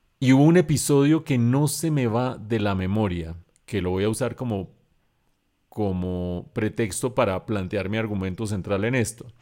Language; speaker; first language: Spanish; native; Spanish